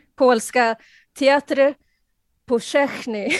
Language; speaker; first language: Swedish; early bilingual, heritage; Spanish